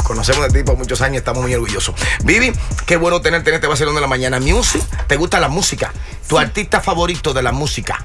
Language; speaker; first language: Spanish; native; Spanish